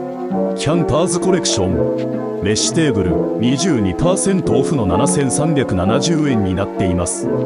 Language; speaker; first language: Japanese; native; Japanese